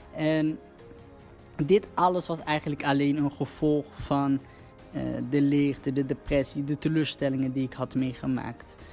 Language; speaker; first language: Dutch; early bilingual, other home language; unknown